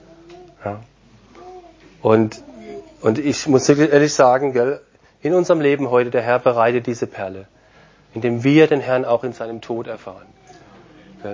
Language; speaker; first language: German; non-native, fluent; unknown